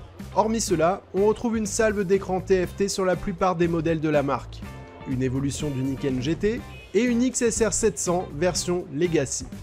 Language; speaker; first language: French; native; French